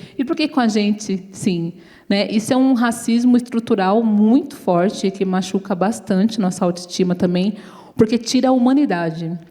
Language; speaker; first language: Portuguese; native; Portuguese